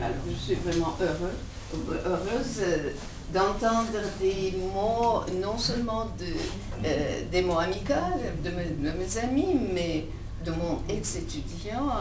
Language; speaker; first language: French; non-native, fluent; Georgian